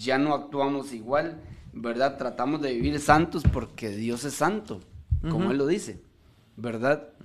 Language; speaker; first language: Spanish; native; Spanish